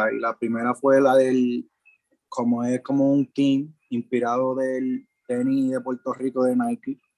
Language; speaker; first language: Spanish; early bilingual, heritage; Spanish